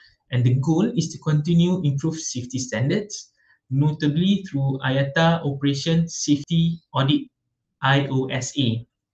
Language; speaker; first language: English; non-native, local second language; Malay